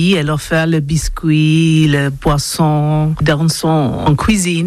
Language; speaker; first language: French; non-native, learner; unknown